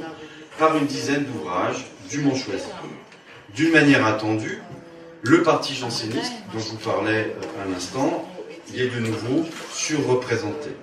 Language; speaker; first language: French; native; French